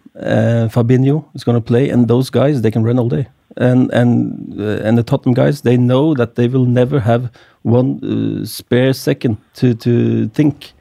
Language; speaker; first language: English; non-native, fluent; Norwegian